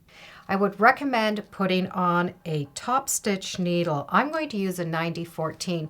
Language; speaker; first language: English; native; English